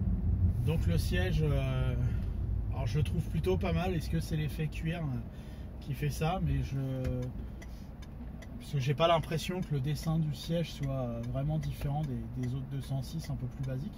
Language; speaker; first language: French; native; French